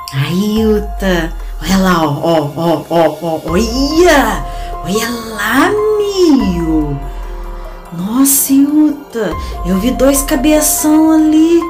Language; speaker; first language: Portuguese; native; Portuguese